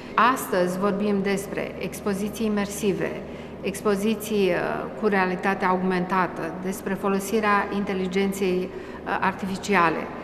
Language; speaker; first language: Romanian; native; Romanian